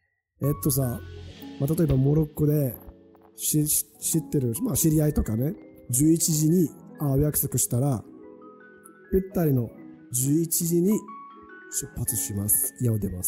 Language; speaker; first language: Japanese; non-native, fluent; Arabic